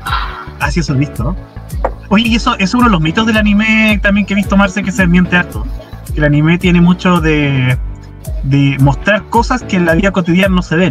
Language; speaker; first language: Spanish; native; Spanish